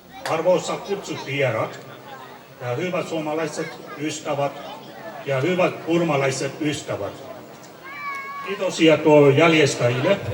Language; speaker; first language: Finnish; non-native, fluent; Burmese